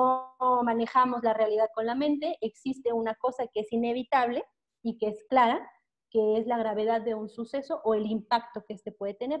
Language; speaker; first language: Spanish; native; Spanish